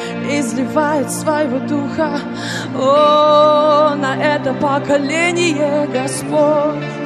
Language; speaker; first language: Russian; native; Russian